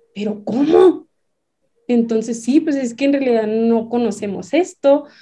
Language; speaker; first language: Spanish; native; Spanish